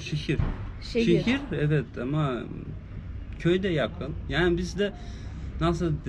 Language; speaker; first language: Turkish; non-native, fluent; Russian